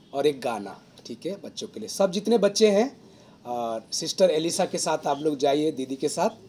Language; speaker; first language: Hindi; non-native, local second language; Odia